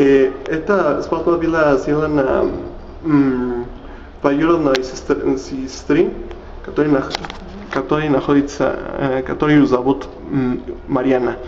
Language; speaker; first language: Russian; non-native, learner; Spanish